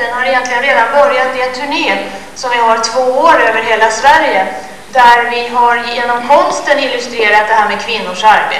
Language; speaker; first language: Swedish; native; Swedish